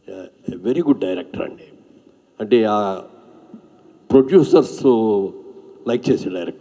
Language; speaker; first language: Telugu; native; Telugu